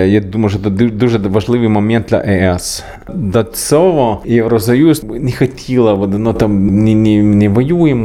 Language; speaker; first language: Ukrainian; non-native, learner; Swedish